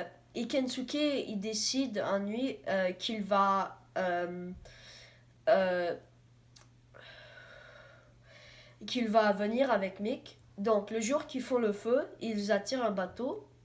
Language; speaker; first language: French; non-native, learner; English